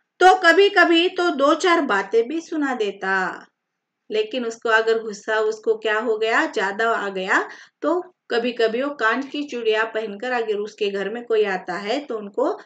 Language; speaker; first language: Hindi; non-native, local second language; Marathi